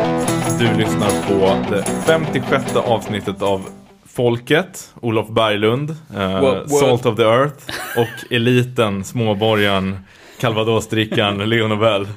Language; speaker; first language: Swedish; native; Swedish